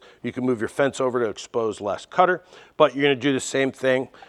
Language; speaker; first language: English; native; English